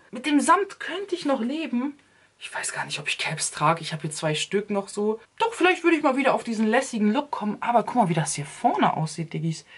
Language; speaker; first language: German; early bilingual, other home language; Turkish